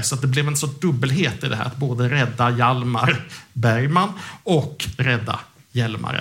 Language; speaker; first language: Swedish; native; Swedish